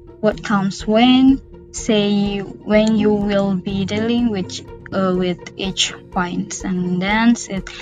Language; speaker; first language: English; non-native, learner; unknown